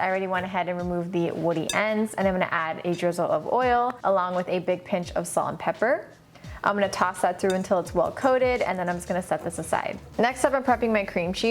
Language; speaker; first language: English; native; English